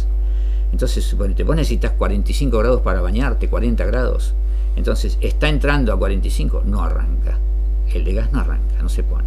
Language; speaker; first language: Spanish; native; Spanish